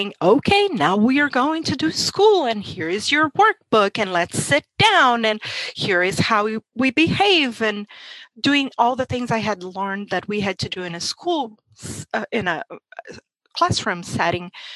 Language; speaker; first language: English; non-native, fluent; Portuguese